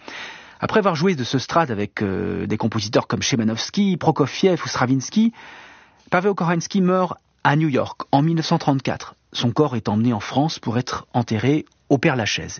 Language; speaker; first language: French; native; French